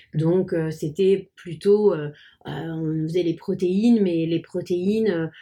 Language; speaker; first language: French; native; French